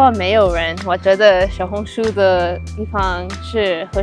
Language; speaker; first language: Chinese; non-native, learner; English